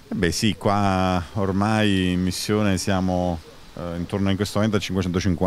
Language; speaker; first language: Italian; native; Italian